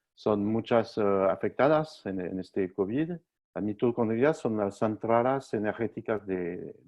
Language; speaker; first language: Spanish; non-native, learner; French